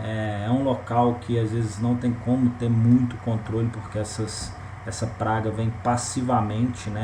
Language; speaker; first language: Portuguese; native; Portuguese